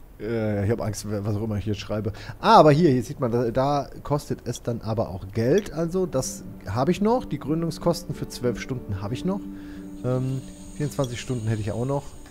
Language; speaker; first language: German; native; German